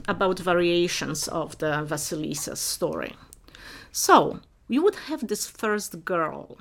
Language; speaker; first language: English; non-native, fluent; Polish